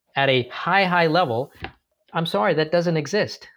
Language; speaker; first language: English; native; English